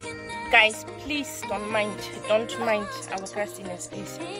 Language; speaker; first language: English; non-native, local second language; Afrikaans